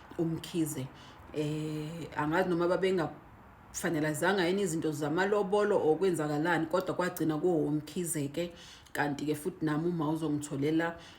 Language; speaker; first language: Zulu; native; Zulu